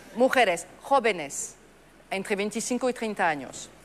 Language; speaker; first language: Spanish; non-native, fluent; French